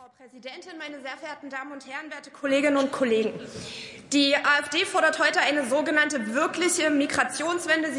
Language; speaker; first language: German; early bilingual, other home language; Arabic